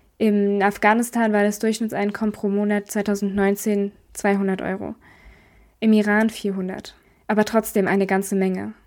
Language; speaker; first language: German; native; German